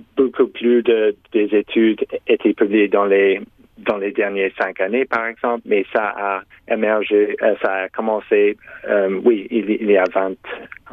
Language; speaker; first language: French; non-native, local second language; English